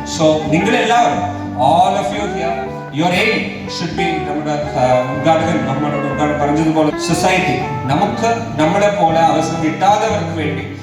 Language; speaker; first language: Malayalam; non-native, local second language; Tamil